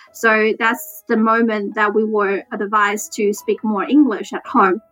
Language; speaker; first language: English; non-native, fluent; Chinese